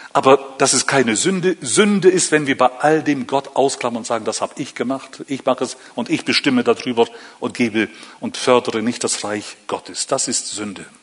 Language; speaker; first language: German; native; German